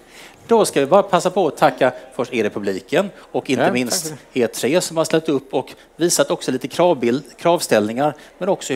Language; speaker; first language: Swedish; native; Swedish